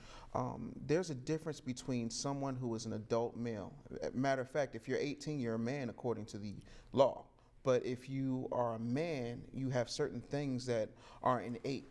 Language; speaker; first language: English; native; English